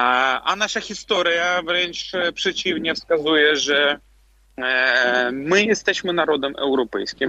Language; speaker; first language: Polish; non-native, fluent; Belarusian